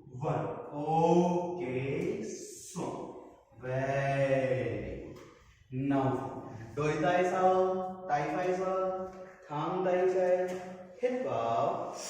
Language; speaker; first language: Vietnamese; non-native, learner; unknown